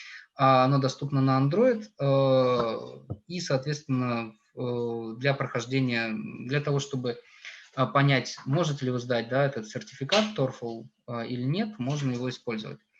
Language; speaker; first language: Russian; native; Russian